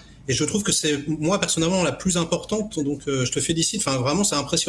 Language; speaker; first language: French; native; French